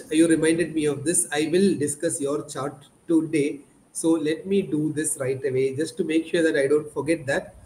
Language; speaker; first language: English; non-native, local second language; Malayalam